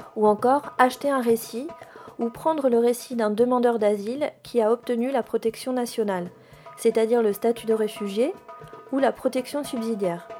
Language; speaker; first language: French; native; French